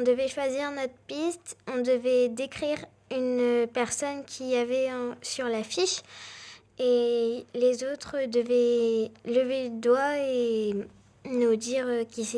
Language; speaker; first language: French; native; French